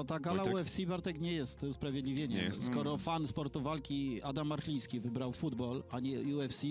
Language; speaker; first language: Polish; native; Polish